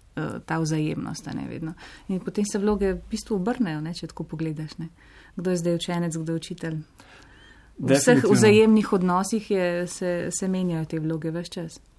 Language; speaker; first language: Slovenian; native; Slovenian